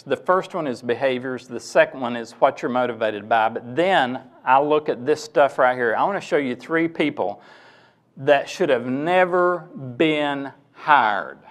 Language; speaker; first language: English; native; English